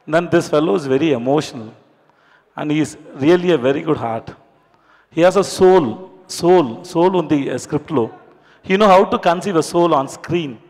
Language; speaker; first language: English; non-native, local second language; Tamil